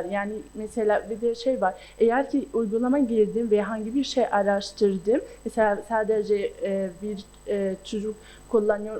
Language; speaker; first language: Turkish; non-native, local second language; Arabic